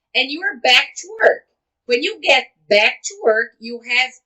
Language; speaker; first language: English; non-native, fluent; Portuguese